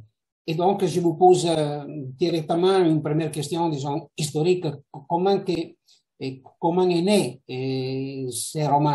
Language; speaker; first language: French; non-native, fluent; Italian